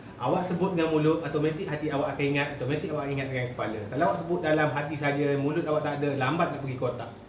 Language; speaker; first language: Malay; native; Malay